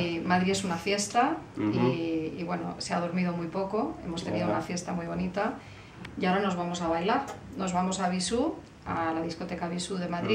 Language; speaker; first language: Spanish; native; Spanish